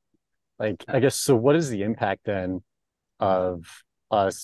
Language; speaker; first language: English; native; English